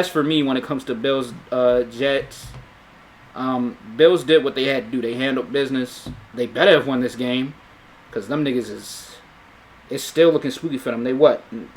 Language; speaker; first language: English; native; English